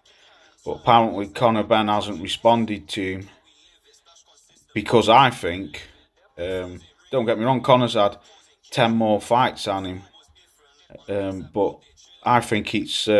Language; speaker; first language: English; native; English